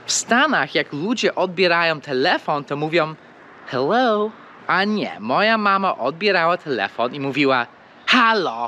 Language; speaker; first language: Polish; early bilingual, heritage; Polish